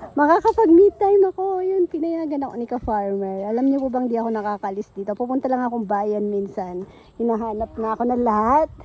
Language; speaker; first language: Filipino; non-native, local second language; Pampanga